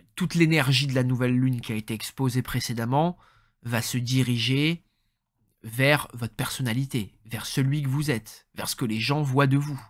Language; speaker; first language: French; native; French